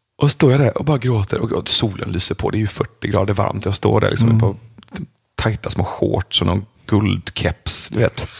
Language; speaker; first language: Swedish; early bilingual, other home language; Persian